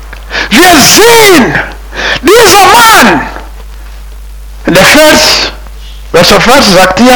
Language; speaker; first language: German; non-native, fluent; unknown